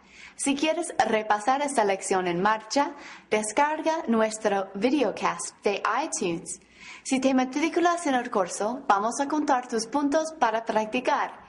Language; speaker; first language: Spanish; non-native, fluent; English